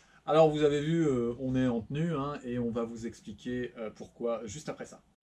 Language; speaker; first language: French; native; French